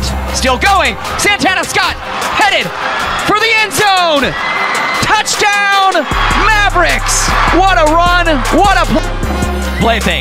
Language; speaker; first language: English; native; English